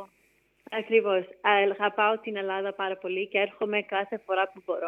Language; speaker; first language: Greek; early bilingual, heritage; English